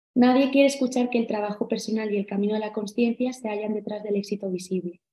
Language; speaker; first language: Spanish; native; Spanish